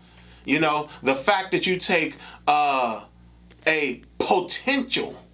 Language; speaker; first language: English; native; English